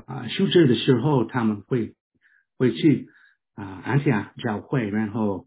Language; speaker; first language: Chinese; non-native, fluent; English